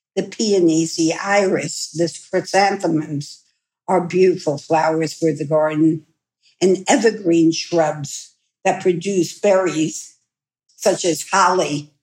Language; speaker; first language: English; native; English